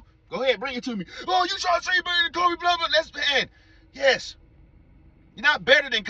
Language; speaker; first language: English; native; English